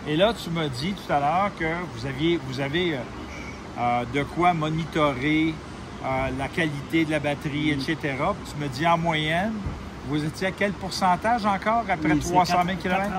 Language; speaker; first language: French; native; French